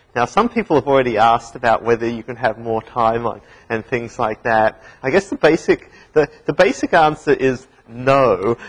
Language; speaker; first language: English; native; English